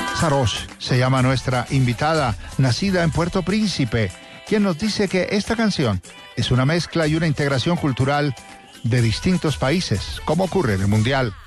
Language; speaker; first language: Spanish; native; Spanish